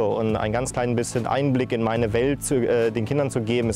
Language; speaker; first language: German; native; German